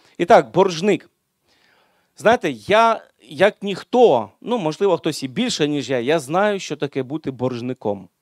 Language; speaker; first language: Ukrainian; non-native, local second language; Russian